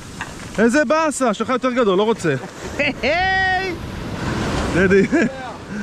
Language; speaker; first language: Hebrew; native; Hebrew